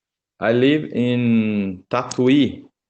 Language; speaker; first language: English; non-native, learner; Portuguese